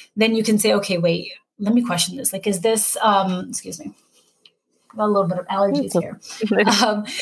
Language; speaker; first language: English; native; English